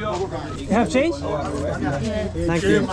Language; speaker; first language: English; non-native, learner; Japanese